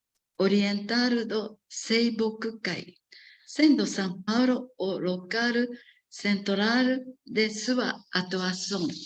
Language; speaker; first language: Portuguese; non-native, learner; Japanese